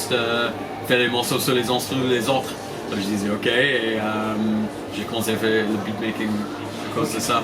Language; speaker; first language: French; non-native, fluent; English